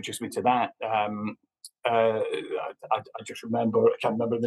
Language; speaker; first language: English; native; English